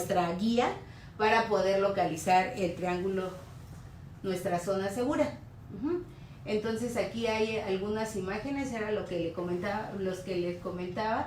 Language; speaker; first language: Spanish; native; Spanish